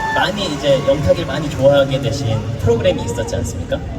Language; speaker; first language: Korean; native; Korean